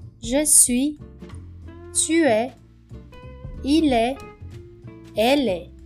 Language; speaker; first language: French; non-native, fluent; Portuguese